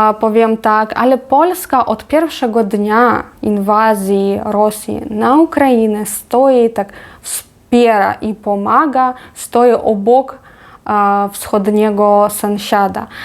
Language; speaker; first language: Polish; non-native, fluent; Ukrainian